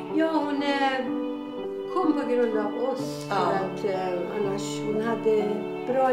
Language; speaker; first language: Swedish; non-native, fluent; Persian